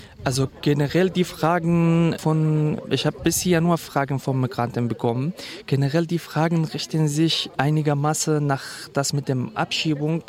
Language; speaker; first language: German; non-native, fluent; Kurdish